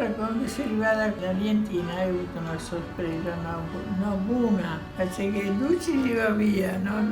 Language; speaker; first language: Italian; non-native, learner; Spanish